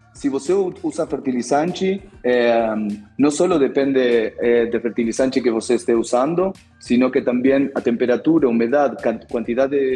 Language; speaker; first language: Portuguese; non-native, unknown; Spanish